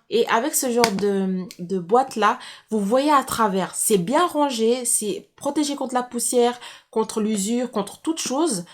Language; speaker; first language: French; native; French